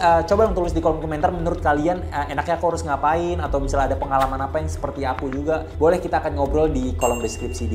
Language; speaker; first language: Indonesian; native; Indonesian